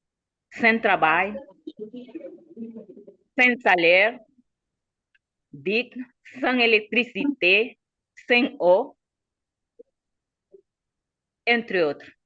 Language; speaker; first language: French; non-native, learner; Spanish